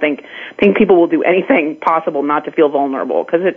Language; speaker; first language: English; native; English